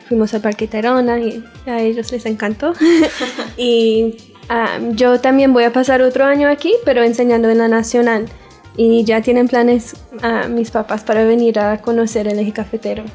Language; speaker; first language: Spanish; non-native, fluent; English